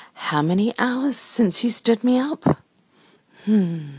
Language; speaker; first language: English; non-native, fluent; Japanese